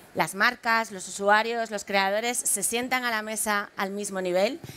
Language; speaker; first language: Spanish; native; Spanish